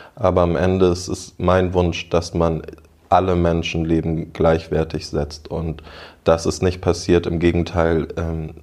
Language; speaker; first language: German; native; German